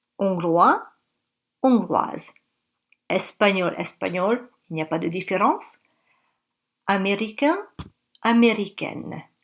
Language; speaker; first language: French; native; French